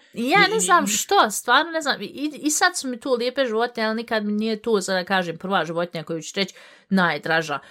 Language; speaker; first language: Bosnian; early bilingual, heritage; Bosnian